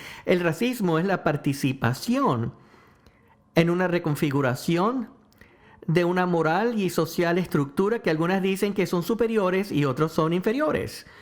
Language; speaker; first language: Spanish; non-native, fluent; English